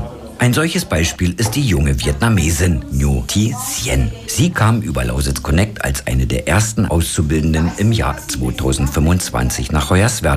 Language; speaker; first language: German; native; German